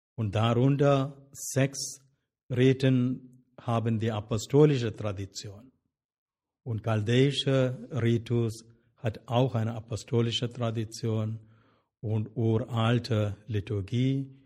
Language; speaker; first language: German; non-native, fluent; Malayalam